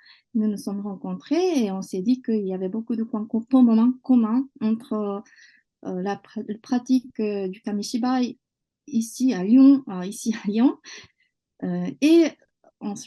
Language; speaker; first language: French; non-native, fluent; Japanese